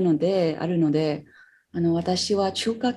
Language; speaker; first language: Japanese; non-native, fluent; English